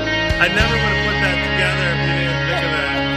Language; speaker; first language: English; native; English